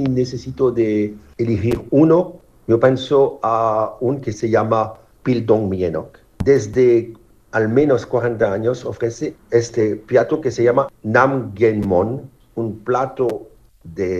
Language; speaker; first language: Spanish; non-native, fluent; French